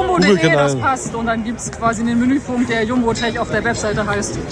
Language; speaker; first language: German; native; German